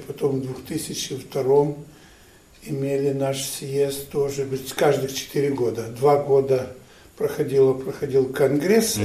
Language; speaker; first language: Russian; non-native, fluent; Ukrainian